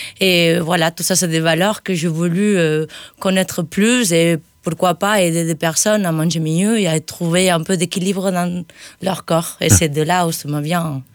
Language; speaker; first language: French; non-native, fluent; Spanish